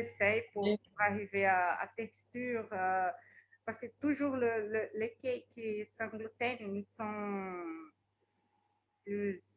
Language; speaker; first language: French; non-native, fluent; Portuguese